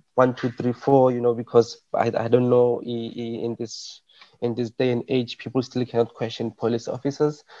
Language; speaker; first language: English; non-native, local second language; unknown